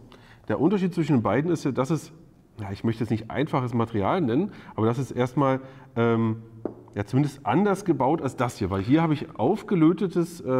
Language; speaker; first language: German; native; German